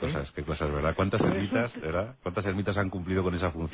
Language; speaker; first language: Spanish; native; Spanish